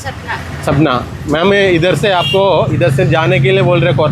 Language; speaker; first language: Hindi; non-native, local second language; Malayalam